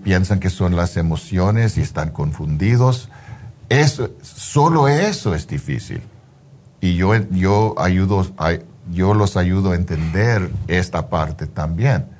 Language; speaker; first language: Spanish; early bilingual, heritage; Spanish